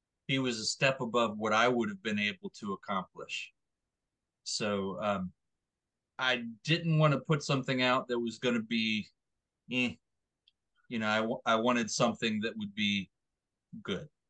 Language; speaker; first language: English; native; English